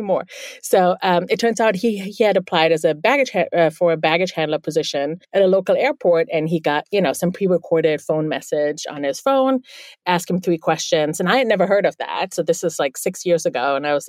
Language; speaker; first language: English; non-native, fluent; German